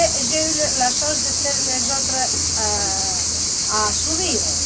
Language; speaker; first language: French; non-native, learner; Greek